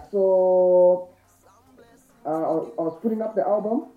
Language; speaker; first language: English; non-native, local second language; Shona